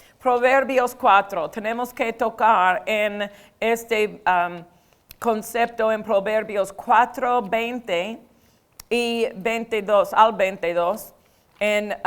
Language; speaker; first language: Spanish; non-native, fluent; English